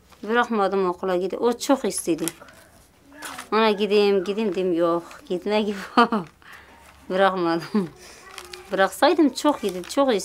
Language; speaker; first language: Turkish; non-native, local second language; Kurdish